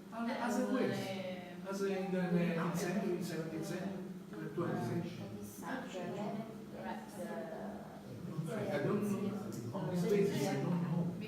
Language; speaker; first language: English; non-native, learner; Italian